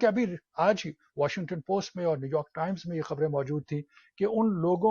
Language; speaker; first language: Urdu; native; Urdu